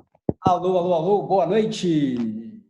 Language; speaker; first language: Portuguese; non-native, fluent; French